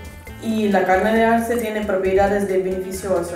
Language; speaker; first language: Spanish; non-native, learner; Russian